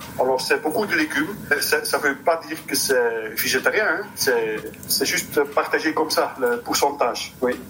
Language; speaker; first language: French; non-native, local second language; Dutch